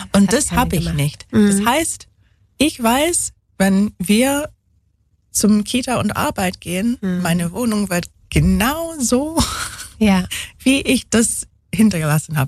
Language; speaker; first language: German; non-native, fluent; English